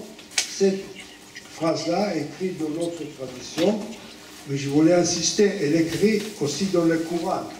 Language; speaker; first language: French; non-native, fluent; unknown